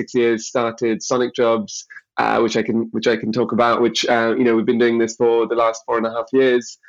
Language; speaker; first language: English; early bilingual, other home language; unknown